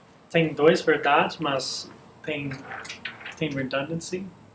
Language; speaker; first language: Portuguese; non-native, learner; English